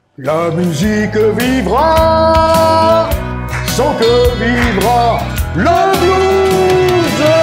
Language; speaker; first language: French; native; French